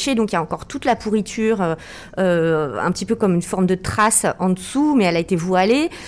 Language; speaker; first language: French; native; French